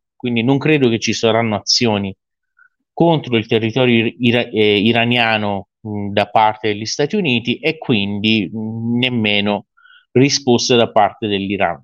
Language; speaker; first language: Italian; non-native, fluent; Persian